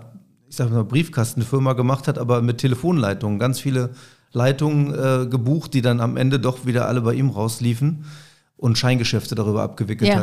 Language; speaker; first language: German; native; German